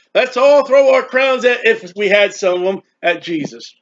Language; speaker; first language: English; native; English